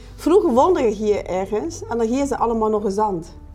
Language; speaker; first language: Dutch; non-native, fluent; Chinese